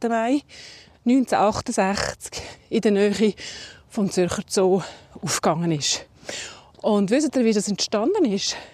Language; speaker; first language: German; native; German